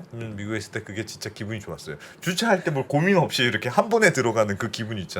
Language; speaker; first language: Korean; native; Korean